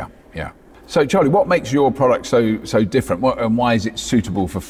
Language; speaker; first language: English; native; English